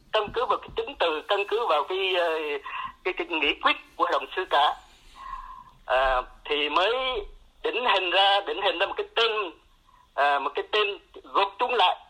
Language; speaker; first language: Vietnamese; non-native, local second language; Eastern Cham